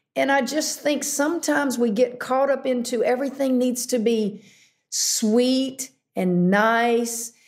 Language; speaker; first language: English; native; English